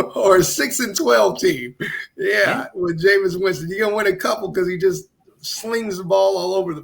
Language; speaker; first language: English; native; English